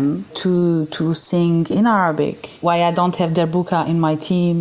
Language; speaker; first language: English; non-native, fluent; Arabic